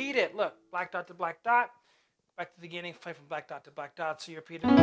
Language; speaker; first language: English; native; English